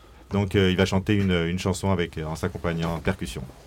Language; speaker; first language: French; native; French